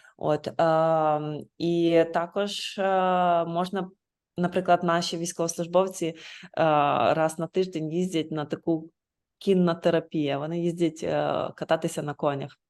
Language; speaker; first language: Ukrainian; native; Ukrainian